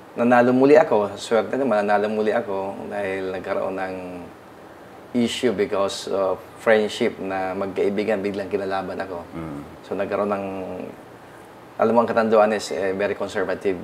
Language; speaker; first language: Filipino; non-native, local second language; Bikol